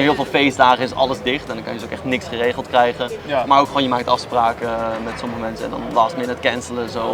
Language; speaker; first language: Dutch; native; Dutch